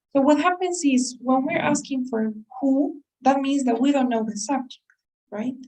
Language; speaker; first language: English; non-native, fluent; Spanish